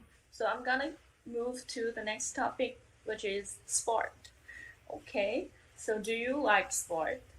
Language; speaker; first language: English; non-native, fluent; Vietnamese